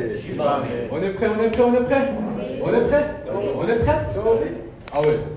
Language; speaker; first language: French; non-native, fluent; Swahili